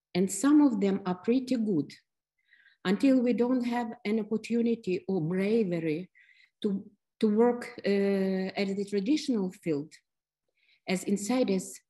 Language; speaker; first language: English; non-native, fluent; Ukrainian